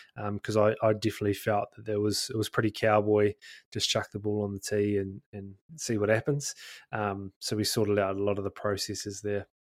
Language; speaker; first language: English; native; English